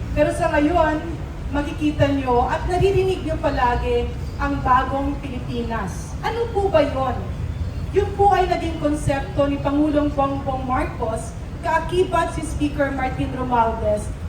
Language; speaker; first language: Filipino; native; Filipino